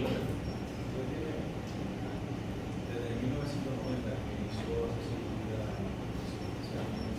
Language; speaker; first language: Spanish; native; Spanish